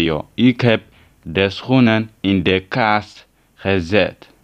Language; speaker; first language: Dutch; non-native, learner; Tigrinya